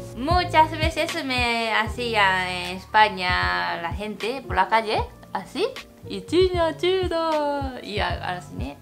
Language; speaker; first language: Spanish; non-native, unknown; Japanese